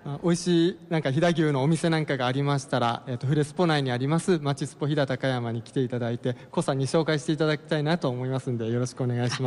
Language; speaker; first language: Japanese; native; Japanese